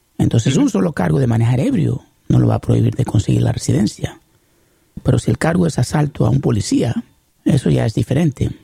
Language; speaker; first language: Spanish; early bilingual, heritage; Spanish